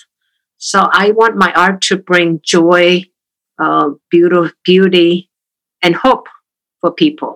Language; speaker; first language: English; non-native, fluent; Korean